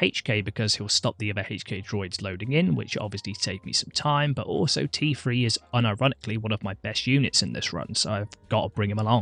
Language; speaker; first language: English; native; English